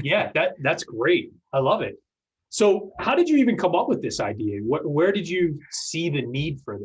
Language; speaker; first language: English; native; English